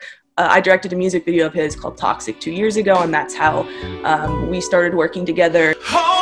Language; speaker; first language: English; native; English